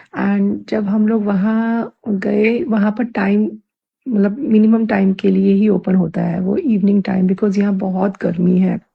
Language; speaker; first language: Hindi; native; Hindi